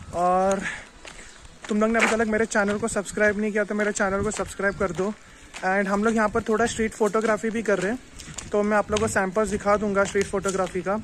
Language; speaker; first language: Hindi; native; Hindi